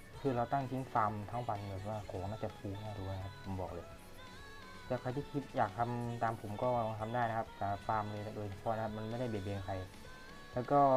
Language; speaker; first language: Thai; native; Thai